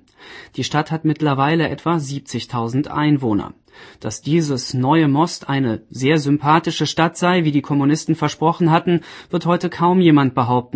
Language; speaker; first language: German; native; German